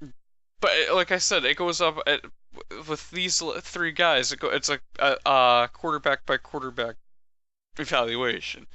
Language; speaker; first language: English; native; English